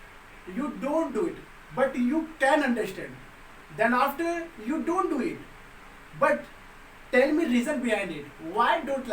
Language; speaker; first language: English; non-native, local second language; Hindi